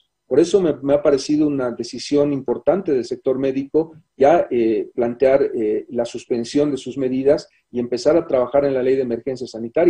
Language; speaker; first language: Spanish; native; Spanish